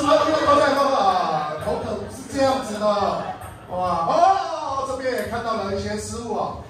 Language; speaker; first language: Chinese; native; Chinese